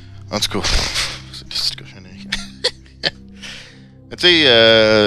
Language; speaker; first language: French; native; French